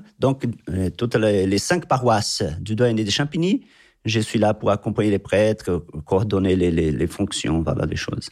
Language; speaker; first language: French; non-native, fluent; Portuguese